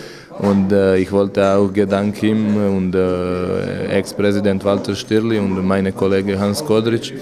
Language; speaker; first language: German; non-native, learner; Croatian